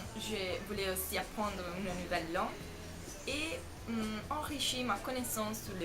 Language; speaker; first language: French; non-native, fluent; Italian